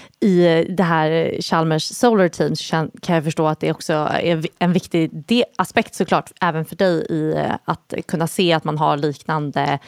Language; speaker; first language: Swedish; native; Swedish